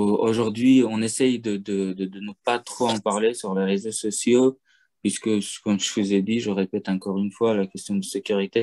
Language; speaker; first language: French; non-native, fluent; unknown